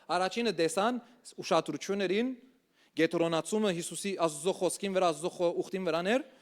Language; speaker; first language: Armenian; early bilingual, heritage; Armenian